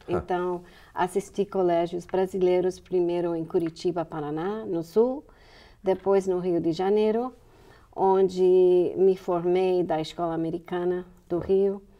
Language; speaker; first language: Portuguese; early bilingual, other home language; English